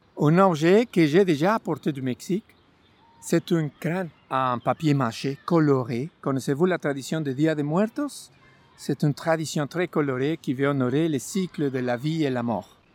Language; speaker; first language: French; non-native, fluent; Spanish